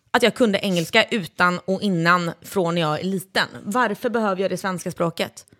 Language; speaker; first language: Swedish; native; Swedish